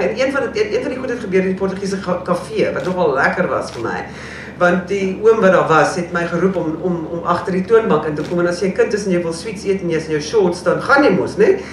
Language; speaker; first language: Afrikaans; non-native, local second language; English